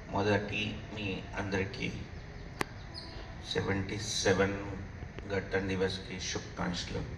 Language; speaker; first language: Telugu; non-native, local second language; Hindi